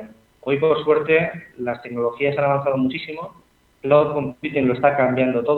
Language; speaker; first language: Spanish; native; Spanish